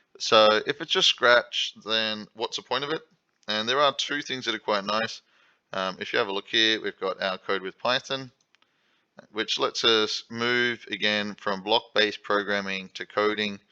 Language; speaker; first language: English; native; English